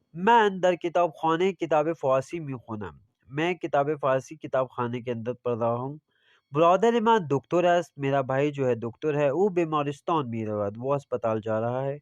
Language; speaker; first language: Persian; non-native, fluent; Urdu